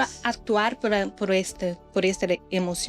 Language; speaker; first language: Spanish; non-native, learner; Portuguese